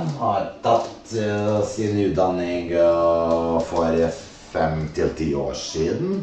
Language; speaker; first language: Norwegian; non-native, fluent; Serbian